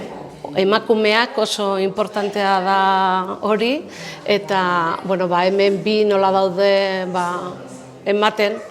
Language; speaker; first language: Basque; non-native, local second language; Spanish